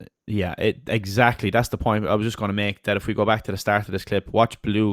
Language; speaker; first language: English; native; English